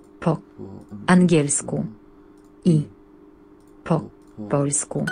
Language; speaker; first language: Polish; non-native, learner; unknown